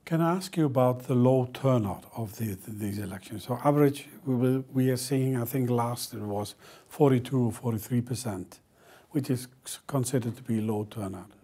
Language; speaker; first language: English; non-native, fluent; Icelandic